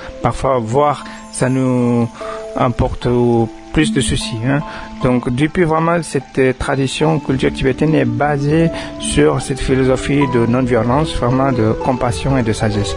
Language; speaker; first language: French; non-native, fluent; Tibetan